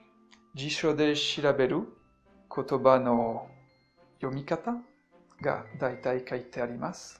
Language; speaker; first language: Japanese; non-native, fluent; French